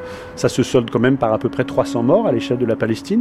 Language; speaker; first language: French; native; French